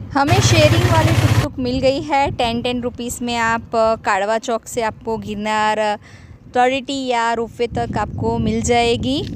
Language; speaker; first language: Hindi; non-native, local second language; Gujarati